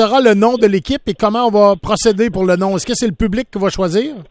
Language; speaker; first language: French; native; French